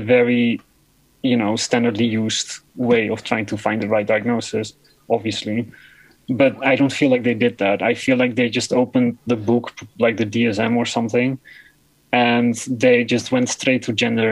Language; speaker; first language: English; non-native, fluent; Dutch